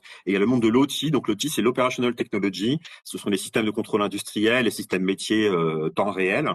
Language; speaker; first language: French; native; French